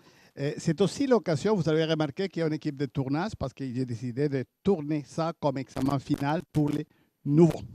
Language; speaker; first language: French; native; French